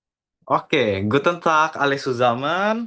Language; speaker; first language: German; non-native, learner; Indonesian